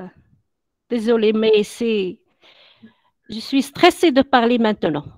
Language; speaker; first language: French; non-native, local second language; Arabic